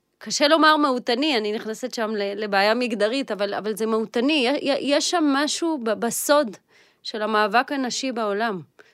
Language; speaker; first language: Hebrew; early bilingual, other home language; Russian